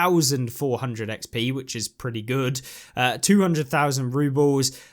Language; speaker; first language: English; native; English